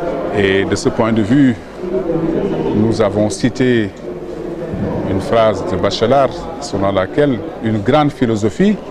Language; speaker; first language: French; non-native, local second language; Wolof